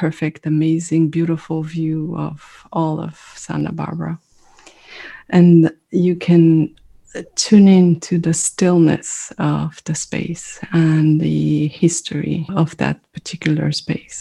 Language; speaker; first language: English; non-native, fluent; French